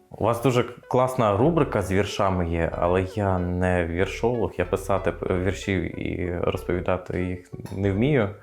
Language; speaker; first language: Ukrainian; native; Ukrainian